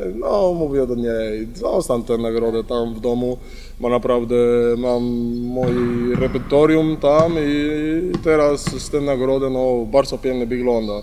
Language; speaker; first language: Polish; non-native, learner; Spanish